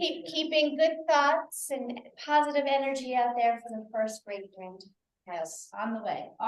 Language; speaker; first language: English; native; English